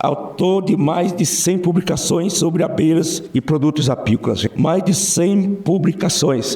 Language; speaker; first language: Portuguese; native; Portuguese